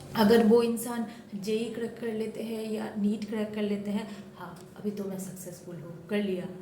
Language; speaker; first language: Hindi; non-native, local second language; Bangla